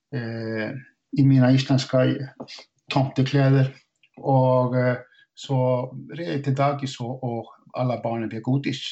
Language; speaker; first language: Swedish; non-native, fluent; Icelandic